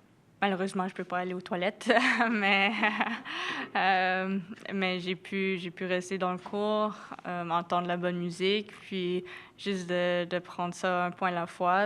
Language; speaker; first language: French; non-native, local second language; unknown